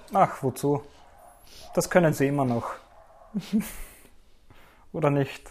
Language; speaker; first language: German; native; German